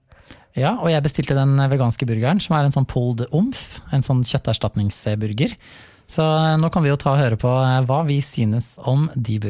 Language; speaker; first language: Norwegian; native; Norwegian